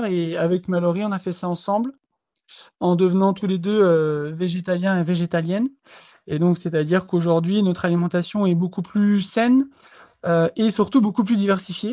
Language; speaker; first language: French; native; French